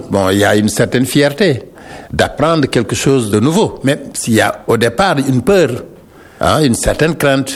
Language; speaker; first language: French; non-native, local second language; Wolof